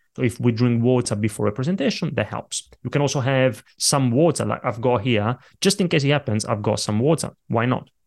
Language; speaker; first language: English; non-native, fluent; Italian